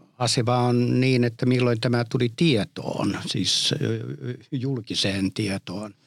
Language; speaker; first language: Finnish; early bilingual, heritage; Finnish